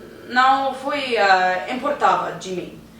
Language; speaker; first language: Portuguese; non-native, learner; English